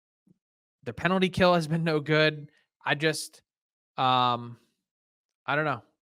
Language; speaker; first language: English; native; English